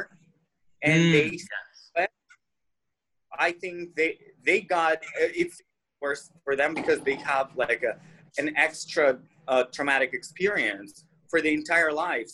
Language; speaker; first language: English; non-native, fluent; Russian